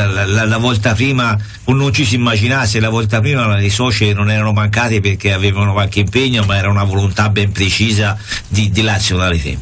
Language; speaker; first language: Italian; native; Italian